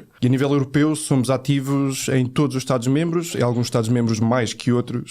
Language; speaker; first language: Portuguese; native; Portuguese